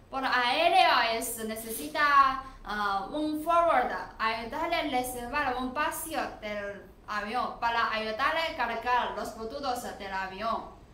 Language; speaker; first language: Spanish; non-native, learner; Chinese